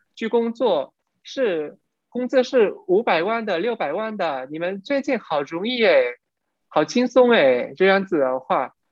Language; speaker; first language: Chinese; non-native, fluent; Vietnamese